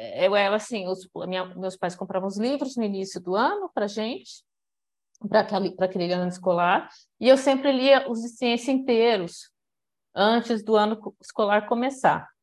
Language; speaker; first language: Portuguese; early bilingual, other home language; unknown